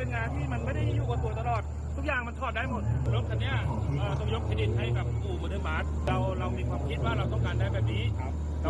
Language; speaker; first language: Thai; native; Thai